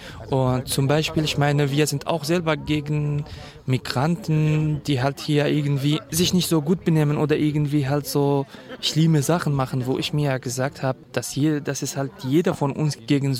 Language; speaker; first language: German; non-native, fluent; Kurdish